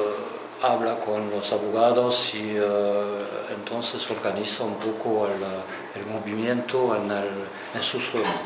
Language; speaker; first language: Spanish; non-native, fluent; French